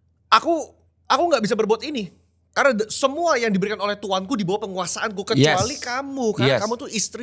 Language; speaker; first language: Indonesian; native; Indonesian